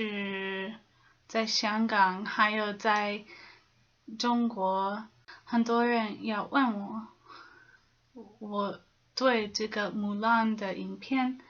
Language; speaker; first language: Chinese; non-native, fluent; English